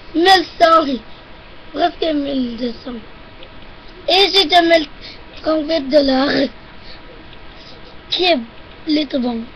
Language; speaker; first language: French; non-native, local second language; English